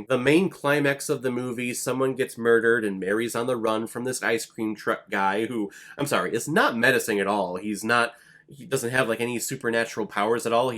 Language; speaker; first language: English; native; English